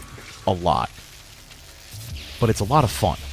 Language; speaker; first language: English; native; English